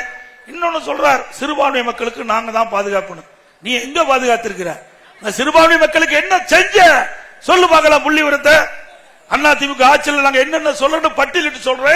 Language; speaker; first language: Tamil; native; Tamil